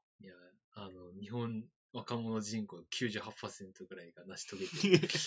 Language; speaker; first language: Japanese; non-native, fluent; Korean